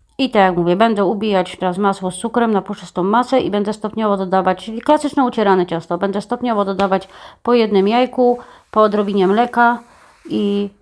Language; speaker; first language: Polish; native; Polish